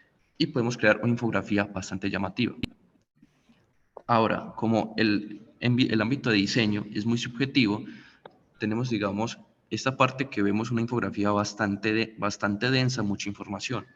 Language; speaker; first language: Spanish; native; Spanish